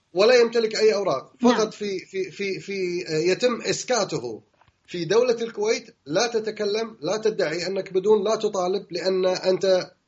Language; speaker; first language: Arabic; native; Arabic